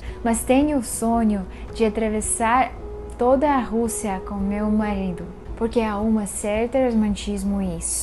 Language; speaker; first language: Portuguese; non-native, fluent; Russian